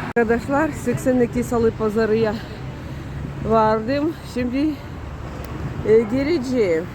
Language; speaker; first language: Turkish; non-native, learner; Russian